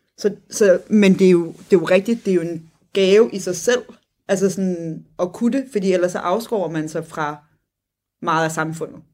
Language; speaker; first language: Danish; early bilingual, other home language; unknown